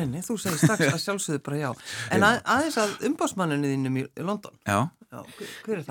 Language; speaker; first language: Icelandic; native; Icelandic